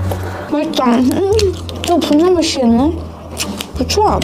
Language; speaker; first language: Chinese; non-native, learner; Korean